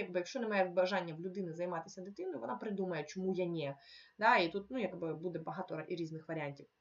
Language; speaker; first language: Ukrainian; non-native, local second language; Russian